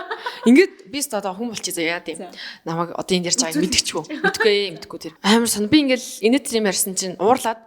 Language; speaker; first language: Mongolian; native; Mongolian